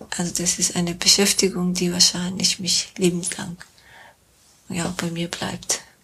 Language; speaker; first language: German; non-native, fluent; Persian